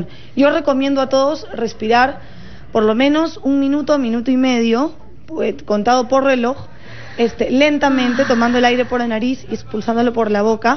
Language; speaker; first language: Spanish; native; Spanish